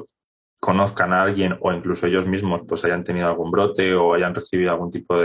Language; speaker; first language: Spanish; native; Spanish